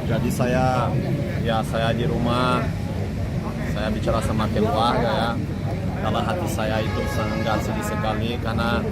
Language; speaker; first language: Indonesian; non-native, fluent; Portuguese